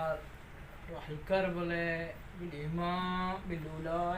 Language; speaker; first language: Arabic; non-native, learner; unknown